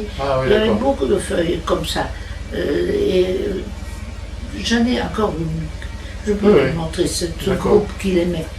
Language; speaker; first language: French; non-native, fluent; Italian